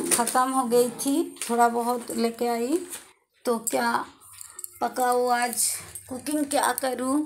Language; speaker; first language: Hindi; non-native, local second language; Bangla